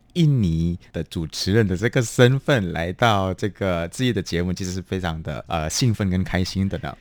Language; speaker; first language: Chinese; non-native, fluent; Indonesian